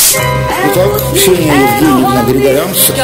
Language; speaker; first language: Russian; native; Russian